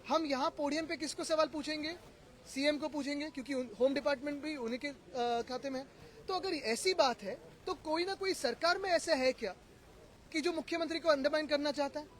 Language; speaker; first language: Hindi; non-native, local second language; Marathi